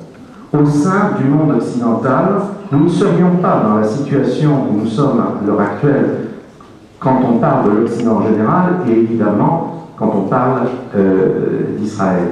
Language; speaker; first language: French; native; French